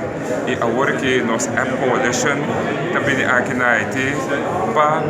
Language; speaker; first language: Portuguese; non-native, learner; Papiamento